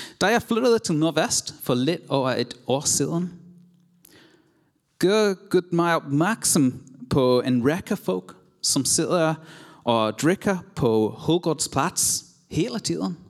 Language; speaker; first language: Danish; non-native, learner; English